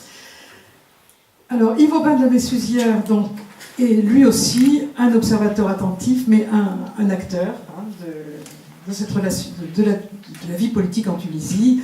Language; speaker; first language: French; native; French